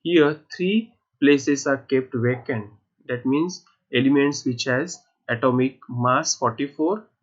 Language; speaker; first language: English; non-native, local second language; Marathi